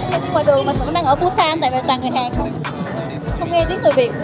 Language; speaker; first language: Vietnamese; native; Vietnamese